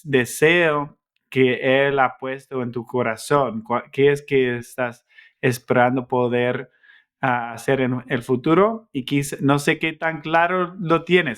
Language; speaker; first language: Spanish; non-native, fluent; English